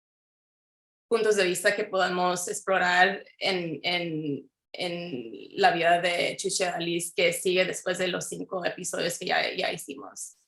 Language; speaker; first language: Spanish; early bilingual, heritage; Spanish